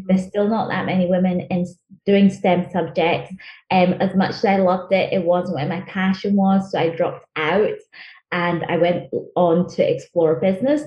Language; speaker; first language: English; non-native, local second language; Nyanja